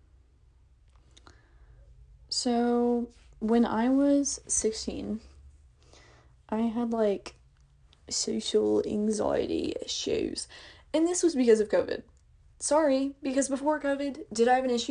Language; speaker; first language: English; native; English